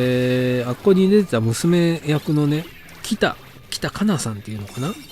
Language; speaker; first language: Japanese; native; Japanese